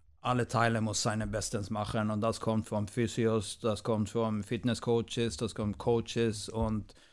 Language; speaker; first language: German; non-native, fluent; Swedish